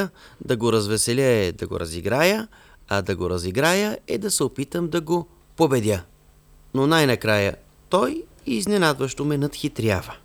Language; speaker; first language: Bulgarian; native; Bulgarian